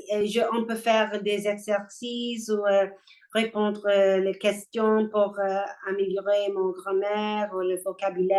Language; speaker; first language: French; non-native, learner; English